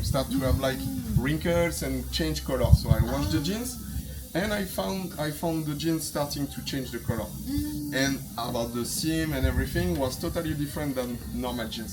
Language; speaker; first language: English; non-native, fluent; French